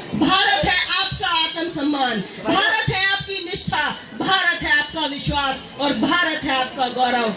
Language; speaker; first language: Hindi; native; Hindi